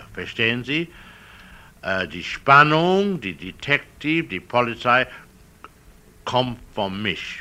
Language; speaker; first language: German; non-native, learner; English